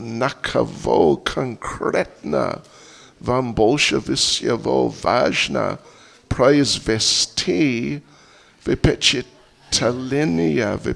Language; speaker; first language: Russian; non-native, fluent; English